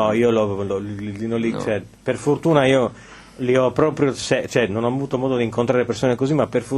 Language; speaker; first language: Italian; native; Italian